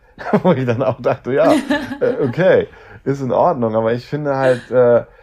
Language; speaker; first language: German; native; German